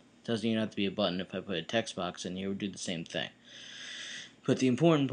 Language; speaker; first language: English; native; English